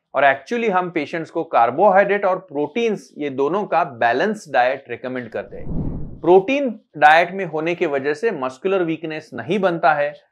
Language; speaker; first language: Hindi; non-native, local second language; Marathi